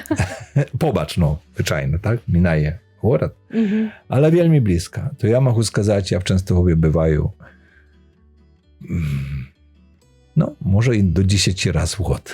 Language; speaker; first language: Polish; non-native, learner; Belarusian